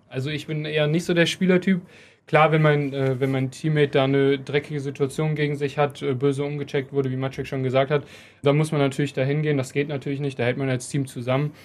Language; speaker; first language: German; native; German